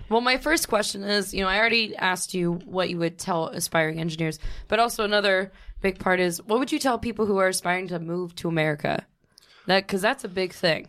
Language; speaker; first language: English; native; English